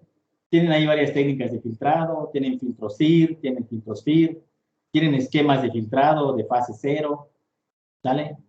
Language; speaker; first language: Spanish; native; Spanish